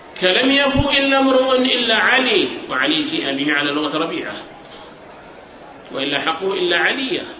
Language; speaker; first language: Arabic; native; Arabic